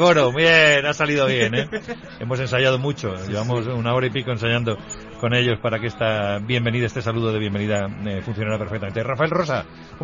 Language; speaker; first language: Spanish; native; Spanish